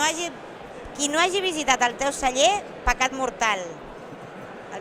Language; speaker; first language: Catalan; native; Catalan